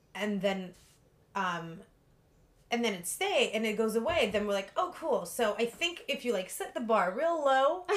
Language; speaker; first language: English; early bilingual, other home language; Russian